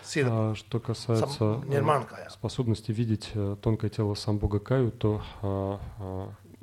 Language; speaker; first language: Russian; native; Russian